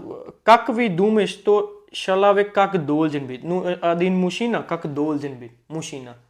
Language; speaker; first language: Russian; non-native, learner; Hindi